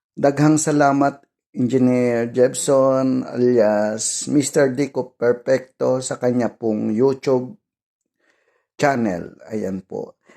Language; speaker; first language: Filipino; non-native, local second language; Cebuano